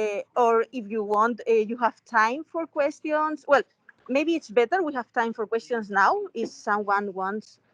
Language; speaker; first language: English; non-native, fluent; Spanish